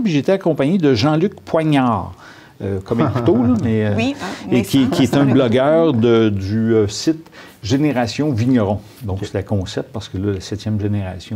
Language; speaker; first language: French; native; French